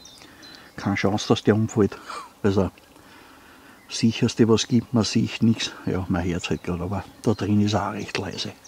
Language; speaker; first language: German; native; German